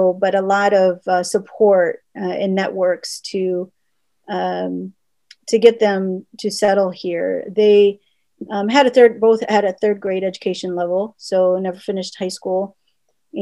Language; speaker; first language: English; early bilingual, other home language; Spanish